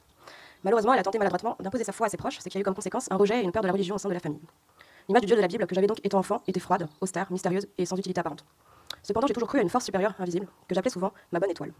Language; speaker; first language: French; native; French